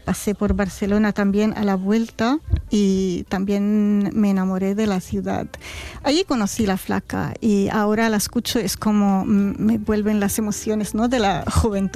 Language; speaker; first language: Spanish; non-native, fluent; Arabic